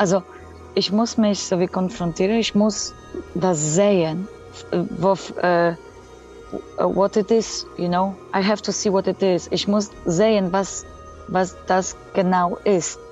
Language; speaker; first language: German; non-native, fluent; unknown